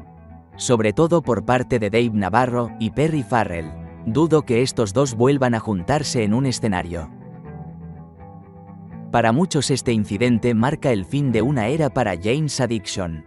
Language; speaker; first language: Spanish; native; Spanish